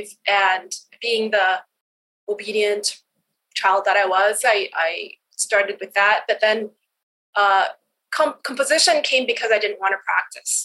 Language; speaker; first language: English; native; English